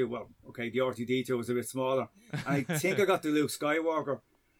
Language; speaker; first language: English; native; English